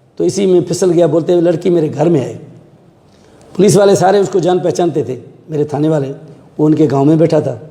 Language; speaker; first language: Urdu; non-native, local second language; Sindhi